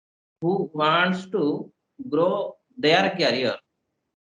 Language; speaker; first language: English; non-native, learner; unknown